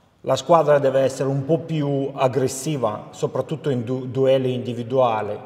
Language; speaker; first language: Italian; non-native, fluent; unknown